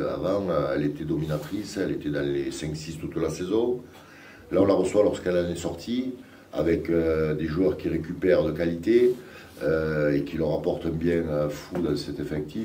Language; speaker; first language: French; native; French